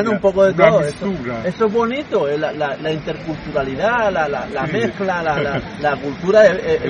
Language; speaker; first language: Spanish; native; Spanish